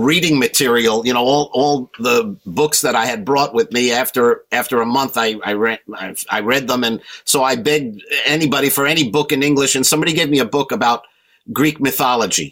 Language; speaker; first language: English; native; English